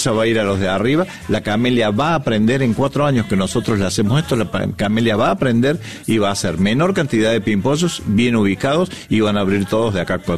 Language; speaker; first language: Spanish; native; Spanish